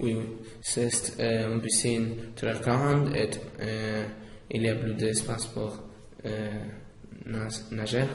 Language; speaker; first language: French; non-native, learner; English